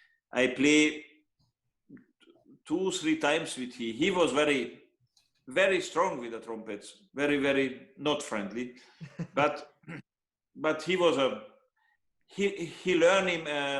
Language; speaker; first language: English; non-native, learner; Hungarian